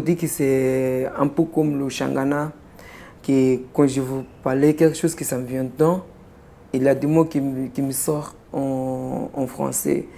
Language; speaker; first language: French; non-native, fluent; Tsonga